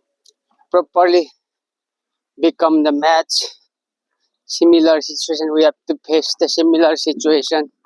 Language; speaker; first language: English; non-native, learner; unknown